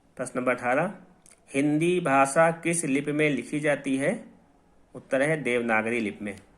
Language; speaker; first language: Hindi; native; Hindi